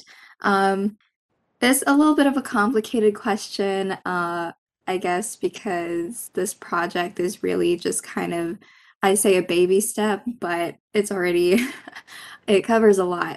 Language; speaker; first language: English; non-native, local second language; Filipino